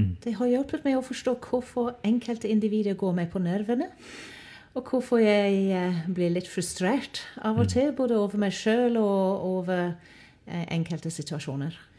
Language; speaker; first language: Norwegian; non-native, fluent; English